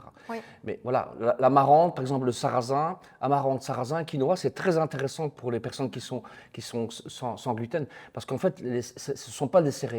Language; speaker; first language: French; native; French